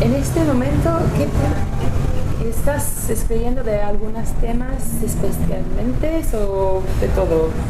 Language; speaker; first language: Spanish; non-native, learner; English